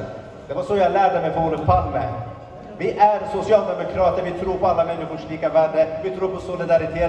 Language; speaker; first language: Swedish; early bilingual, other home language; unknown